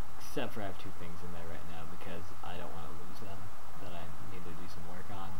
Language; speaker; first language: English; native; English